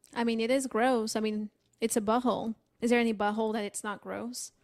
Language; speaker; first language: English; non-native, fluent; Portuguese